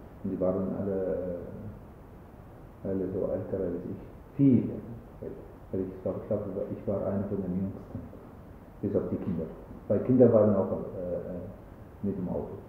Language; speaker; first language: German; non-native, learner; Arabic